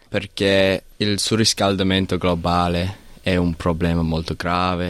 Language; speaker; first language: Italian; non-native, learner; English